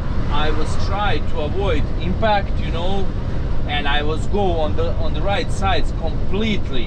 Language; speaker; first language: English; non-native, learner; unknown